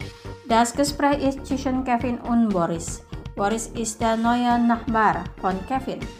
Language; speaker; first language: German; non-native, fluent; Indonesian